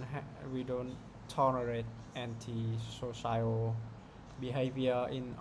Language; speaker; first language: English; non-native, learner; Vietnamese